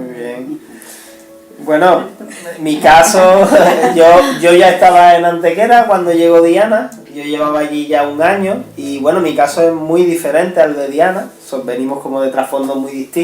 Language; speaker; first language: Spanish; native; Spanish